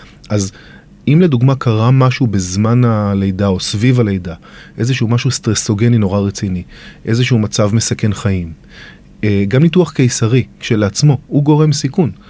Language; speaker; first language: Hebrew; native; Hebrew